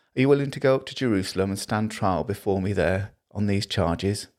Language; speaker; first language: English; native; English